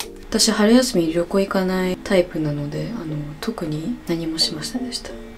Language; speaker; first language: Japanese; early bilingual, heritage; Japanese